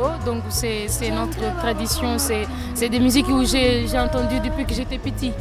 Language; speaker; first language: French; non-native, fluent; Kabuverdianu